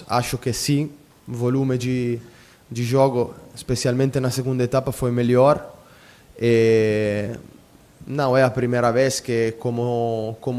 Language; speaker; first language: Portuguese; non-native, fluent; Italian